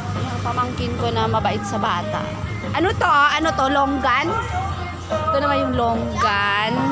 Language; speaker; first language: Filipino; non-native, local second language; Cebuano